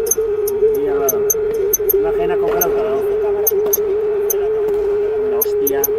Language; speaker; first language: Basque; native; Basque